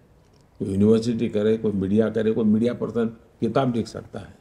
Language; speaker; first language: Hindi; non-native, local second language; Gujarati